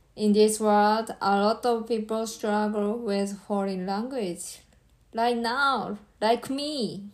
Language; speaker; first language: English; non-native, learner; Japanese